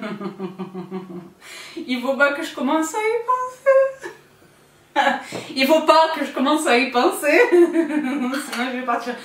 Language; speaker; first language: French; native; French